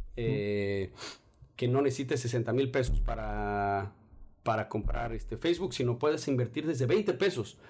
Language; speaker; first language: Spanish; native; Spanish